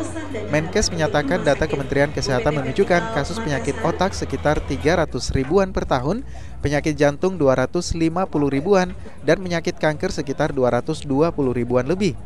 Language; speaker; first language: Indonesian; native; Indonesian